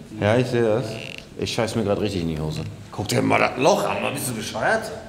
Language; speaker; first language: German; native; German